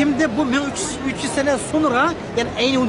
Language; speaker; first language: Turkish; non-native, learner; Uyghur